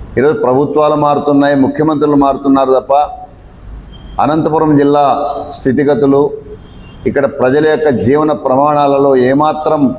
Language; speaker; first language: Telugu; native; Telugu